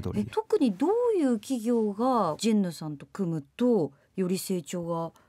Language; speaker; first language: Japanese; native; Japanese